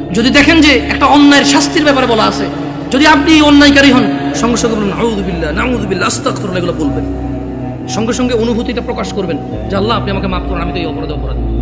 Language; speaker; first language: Bangla; early bilingual, heritage; Bangla